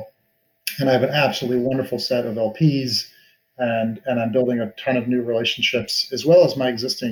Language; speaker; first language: English; native; English